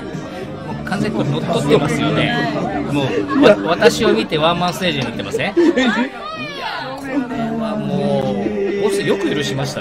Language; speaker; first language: Japanese; native; Japanese